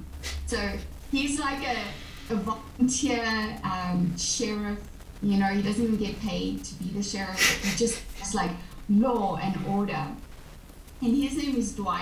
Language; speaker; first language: English; native; English